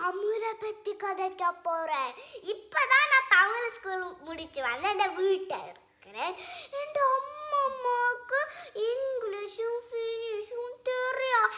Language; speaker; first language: Tamil; early bilingual, heritage; Tamil